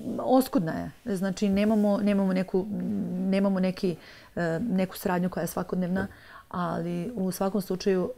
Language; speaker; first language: Serbian; native; Serbian